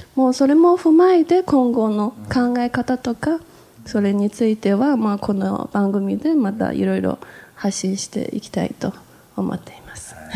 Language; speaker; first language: Japanese; non-native, fluent; Chinese